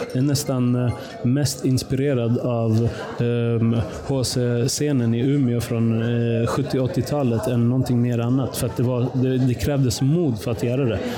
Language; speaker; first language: Swedish; early bilingual, other home language; Persian